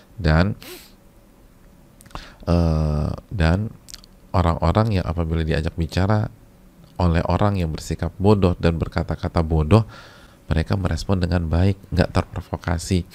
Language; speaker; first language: Indonesian; native; Indonesian